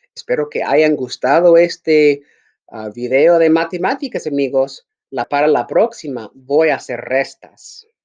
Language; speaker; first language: Spanish; non-native, fluent; English